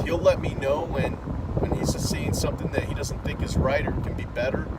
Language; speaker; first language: English; native; English